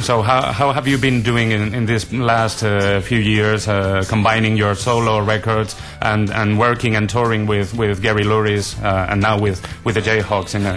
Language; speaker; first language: English; non-native, fluent; Spanish